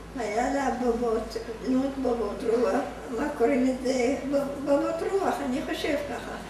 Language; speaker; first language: Hebrew; non-native, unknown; Arabic